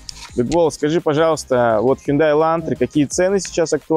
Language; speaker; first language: Russian; native; Russian